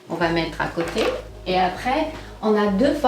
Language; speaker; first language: French; non-native, fluent; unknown